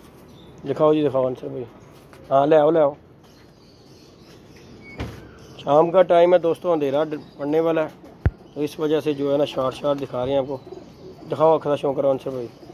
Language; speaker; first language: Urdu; non-native, local second language; Punjabi